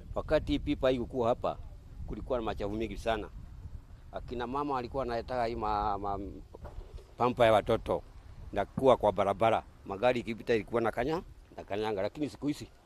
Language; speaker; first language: Swahili; non-native, local second language; Kikuyu